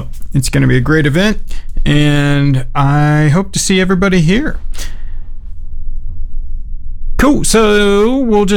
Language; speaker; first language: English; native; English